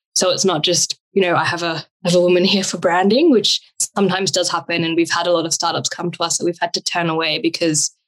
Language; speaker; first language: English; native; English